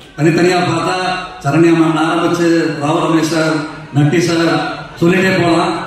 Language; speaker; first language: Tamil; native; Tamil